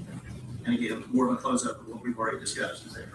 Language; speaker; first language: English; native; English